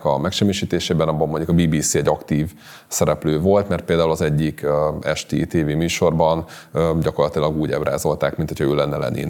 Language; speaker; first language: Hungarian; native; Hungarian